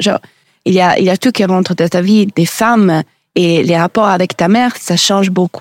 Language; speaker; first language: French; non-native, learner; Italian